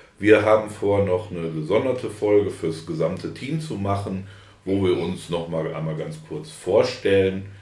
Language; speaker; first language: German; native; German